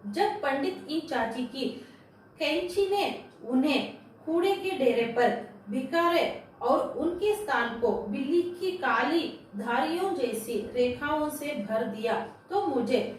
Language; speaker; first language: Hindi; non-native, local second language; Kannada